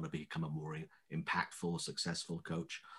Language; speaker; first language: English; native; English